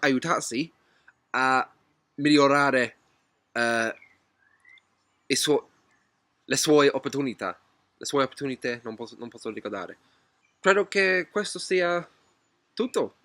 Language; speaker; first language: Italian; non-native, learner; English